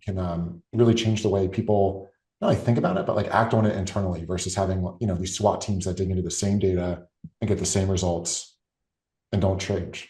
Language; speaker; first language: English; native; English